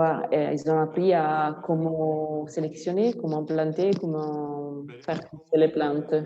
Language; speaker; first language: French; non-native, fluent; Italian